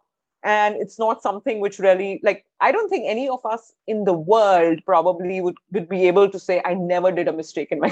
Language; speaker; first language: English; non-native, local second language; Hindi